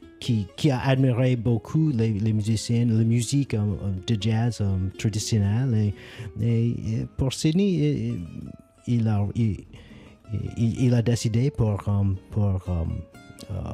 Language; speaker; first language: French; non-native, learner; English